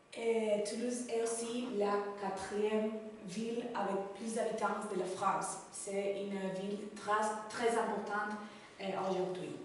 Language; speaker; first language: French; non-native, learner; Spanish